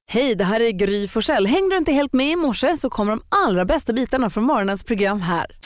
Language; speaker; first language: Swedish; native; Swedish